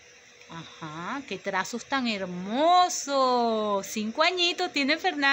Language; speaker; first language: Spanish; native; Spanish